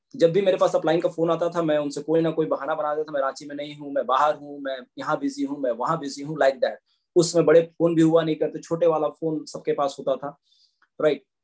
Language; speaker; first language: Hindi; native; Hindi